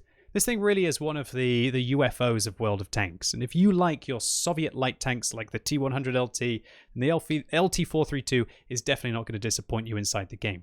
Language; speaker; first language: English; native; English